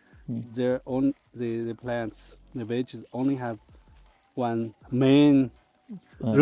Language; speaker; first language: English; non-native, learner; Chinese